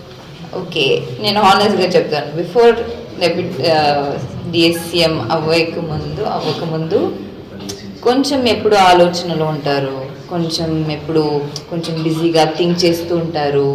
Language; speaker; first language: Telugu; non-native, local second language; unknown